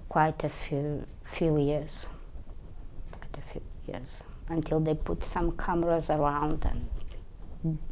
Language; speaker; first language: English; non-native, fluent; Portuguese